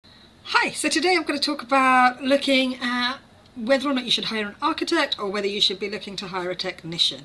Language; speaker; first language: English; native; English